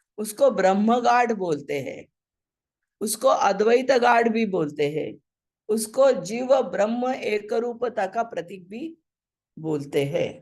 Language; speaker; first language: Hindi; non-native, local second language; Marathi